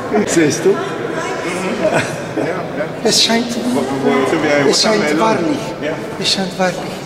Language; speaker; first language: German; non-native, learner; Italian